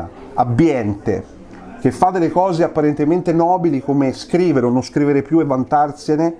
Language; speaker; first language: Italian; native; Italian